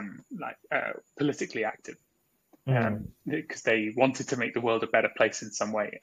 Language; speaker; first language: English; native; English